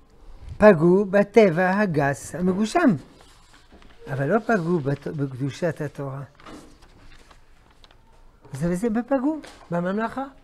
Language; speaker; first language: Hebrew; non-native, fluent; French